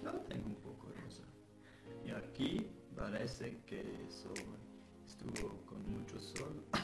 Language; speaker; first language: Spanish; non-native, learner; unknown